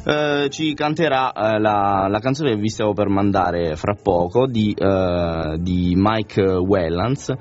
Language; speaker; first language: Italian; native; Italian